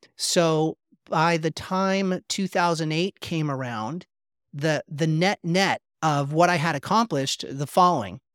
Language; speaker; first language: English; native; English